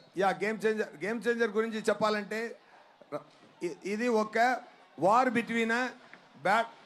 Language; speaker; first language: Telugu; non-native, local second language; Tamil